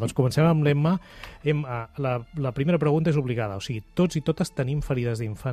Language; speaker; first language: Catalan; native; Catalan